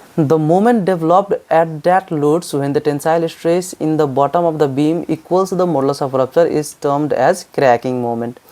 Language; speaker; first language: English; non-native, local second language; Nepali